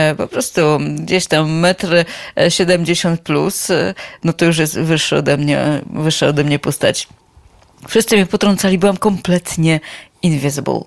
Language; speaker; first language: Polish; native; Polish